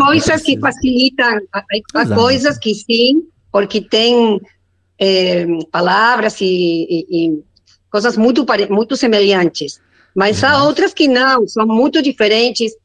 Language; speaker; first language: Portuguese; non-native, learner; Spanish